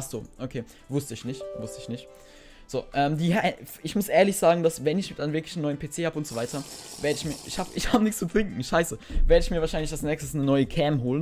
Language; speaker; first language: German; native; German